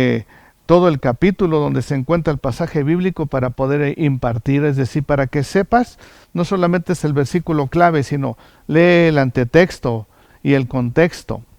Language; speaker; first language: Spanish; native; Spanish